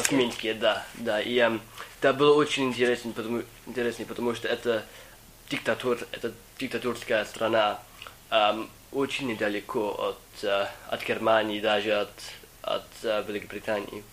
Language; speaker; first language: Russian; non-native, fluent; English